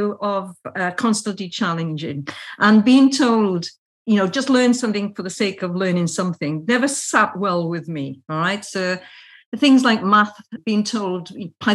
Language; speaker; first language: English; native; English